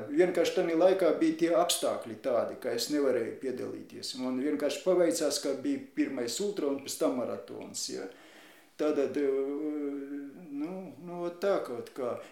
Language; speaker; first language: Latvian; non-native, local second language; Russian